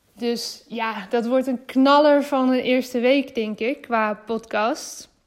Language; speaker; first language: Dutch; native; Dutch